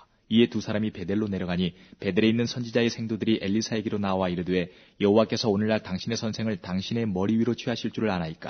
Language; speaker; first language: Korean; native; Korean